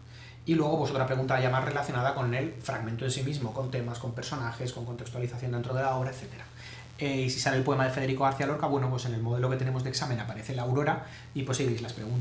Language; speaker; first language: Spanish; native; Spanish